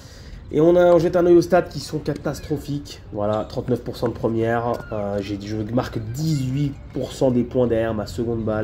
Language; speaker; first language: French; native; French